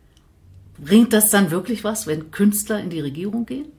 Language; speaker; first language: German; native; German